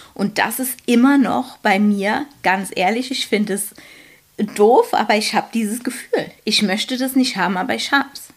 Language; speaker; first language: German; native; German